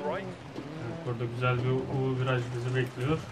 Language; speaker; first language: Turkish; native; Turkish